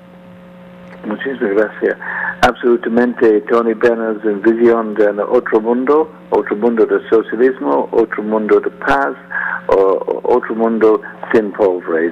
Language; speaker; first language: Spanish; non-native, learner; English